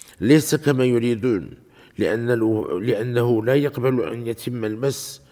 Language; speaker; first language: Arabic; native; Arabic